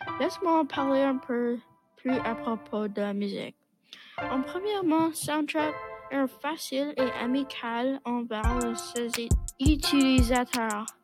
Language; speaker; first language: French; non-native, learner; English